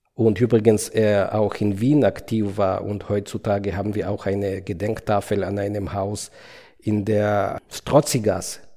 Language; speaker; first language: German; non-native, fluent; Ukrainian